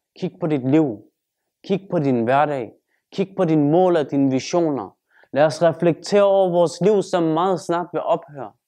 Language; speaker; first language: Danish; early bilingual, other home language; Turkish